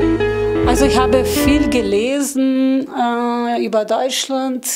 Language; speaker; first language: German; non-native, learner; Portuguese